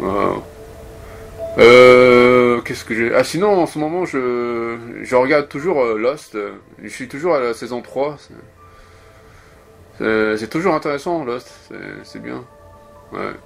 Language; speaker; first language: French; non-native, fluent; Japanese